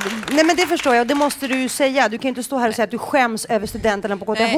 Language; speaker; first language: Swedish; native; Swedish